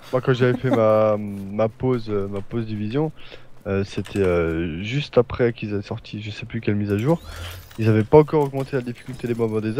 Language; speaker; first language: French; native; French